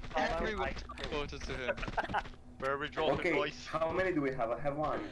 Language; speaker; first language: English; native; English